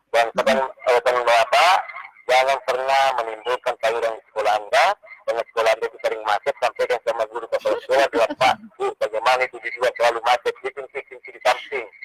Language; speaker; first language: Indonesian; non-native, local second language; Buginese